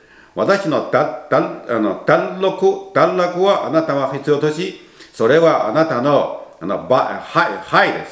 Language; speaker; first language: Japanese; non-native, learner; Chinese